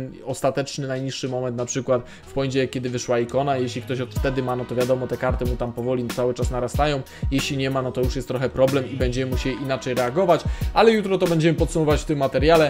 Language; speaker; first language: Polish; native; Polish